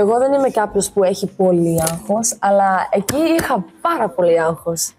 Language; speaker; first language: Greek; early bilingual, heritage; English